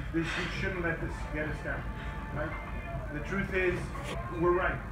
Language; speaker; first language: English; early bilingual, other home language; Spanish